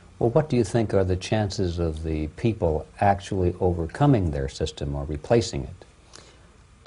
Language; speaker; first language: English; native; English